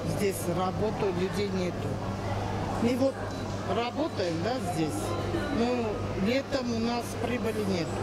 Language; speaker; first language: Russian; non-native, learner; Armenian